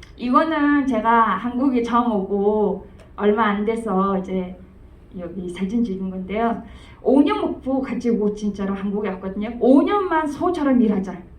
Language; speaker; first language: Korean; non-native, fluent; Mongolian